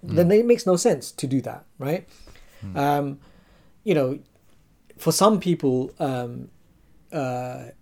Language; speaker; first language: English; native; English